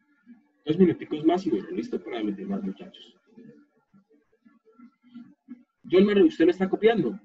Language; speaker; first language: Spanish; native; Spanish